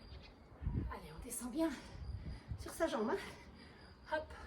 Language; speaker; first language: French; native; French